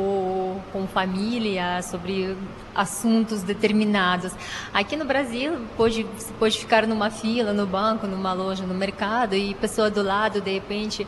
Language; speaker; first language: Portuguese; non-native, fluent; Ukrainian